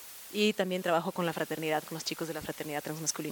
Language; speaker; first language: Spanish; native; Spanish